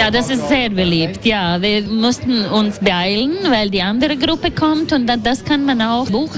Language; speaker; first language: German; non-native, learner; Latvian